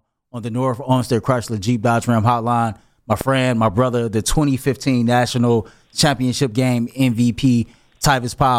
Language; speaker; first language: English; native; English